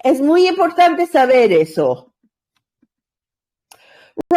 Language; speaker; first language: Spanish; non-native, learner; English